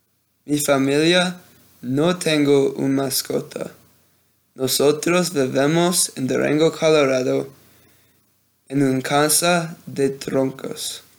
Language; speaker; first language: Spanish; non-native, learner; English